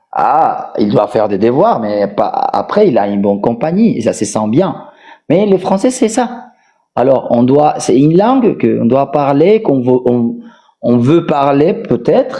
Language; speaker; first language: French; non-native, fluent; Spanish